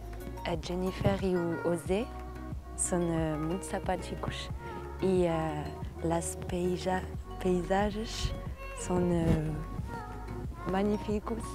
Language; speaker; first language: Portuguese; early bilingual, heritage; French